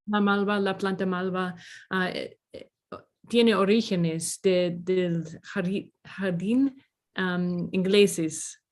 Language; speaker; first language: Spanish; non-native, learner; English